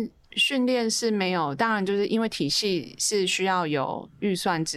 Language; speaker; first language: Chinese; native; Chinese